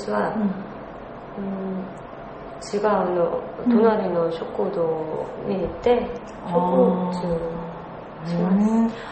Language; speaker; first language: Japanese; non-native, learner; Korean